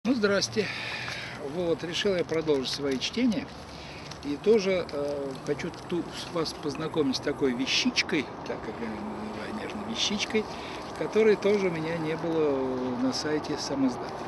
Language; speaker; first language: Russian; native; Russian